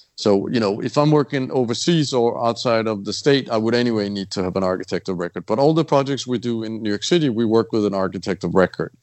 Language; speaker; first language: English; non-native, fluent; Danish